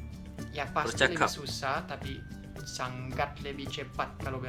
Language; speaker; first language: Indonesian; non-native, fluent; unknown